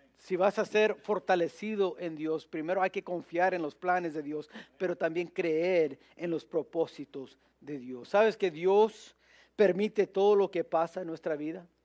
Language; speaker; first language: Spanish; early bilingual, heritage; Spanish